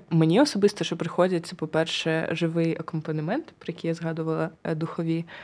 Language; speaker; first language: Ukrainian; native; Ukrainian